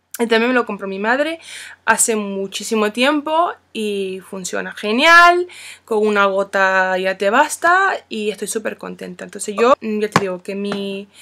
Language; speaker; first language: Spanish; non-native, fluent; English